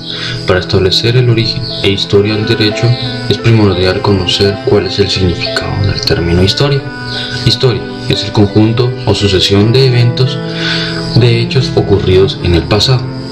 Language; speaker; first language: Spanish; native; Spanish